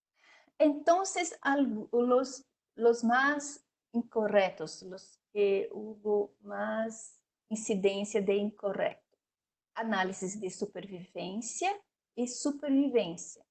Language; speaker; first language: Spanish; non-native, learner; Portuguese